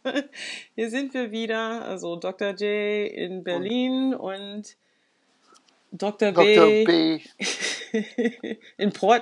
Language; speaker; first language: German; non-native, fluent; English